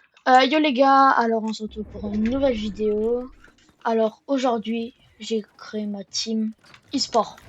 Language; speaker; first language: French; native; French